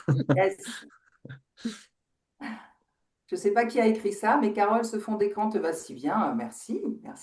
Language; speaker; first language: French; native; French